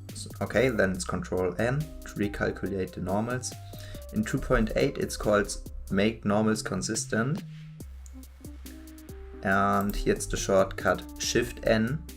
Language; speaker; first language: English; non-native, fluent; German